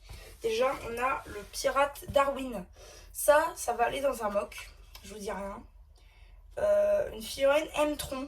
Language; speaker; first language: French; native; French